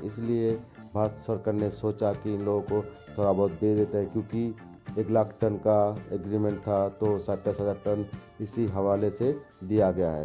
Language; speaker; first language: Hindi; non-native, local second language; Bangla